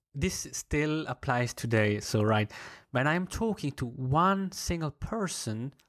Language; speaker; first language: English; non-native, fluent; Swiss German